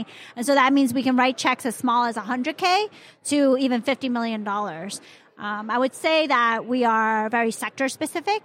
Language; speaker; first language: English; non-native, local second language; Cantonese